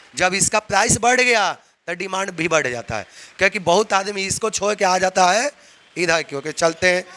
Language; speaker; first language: Hindi; native; Hindi